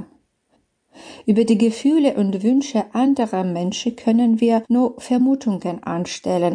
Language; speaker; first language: German; non-native, fluent; Belarusian